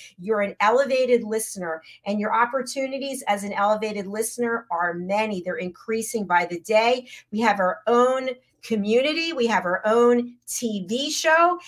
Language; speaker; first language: English; native; English